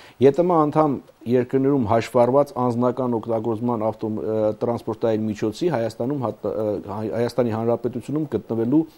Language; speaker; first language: Armenian; native; Armenian